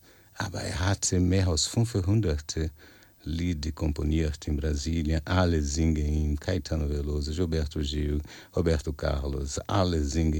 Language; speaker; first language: German; non-native, fluent; Portuguese